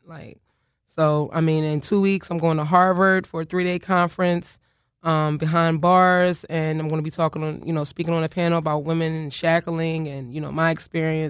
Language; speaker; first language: English; native; English